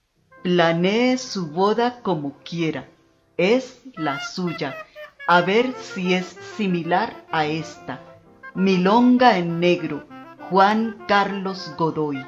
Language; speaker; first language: Spanish; native; Spanish